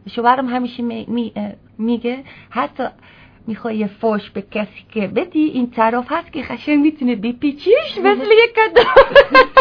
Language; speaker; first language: Persian; non-native, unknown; Dutch